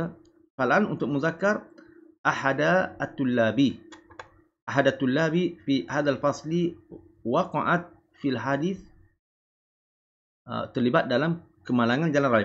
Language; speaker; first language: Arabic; non-native, fluent; Malay